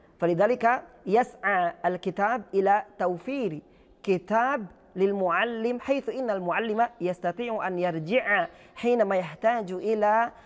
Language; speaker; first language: Arabic; non-native, fluent; Indonesian